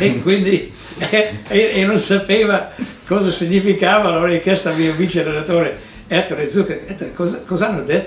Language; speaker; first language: Italian; non-native, fluent; English